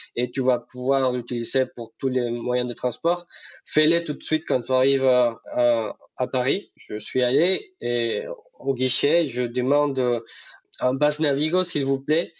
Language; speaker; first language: French; non-native, fluent; Spanish